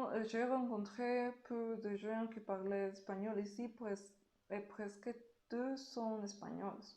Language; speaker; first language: French; non-native, learner; Spanish